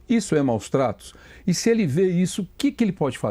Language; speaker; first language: Portuguese; native; Portuguese